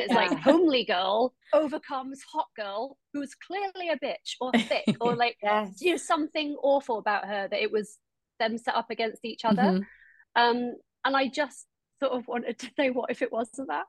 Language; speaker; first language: English; native; English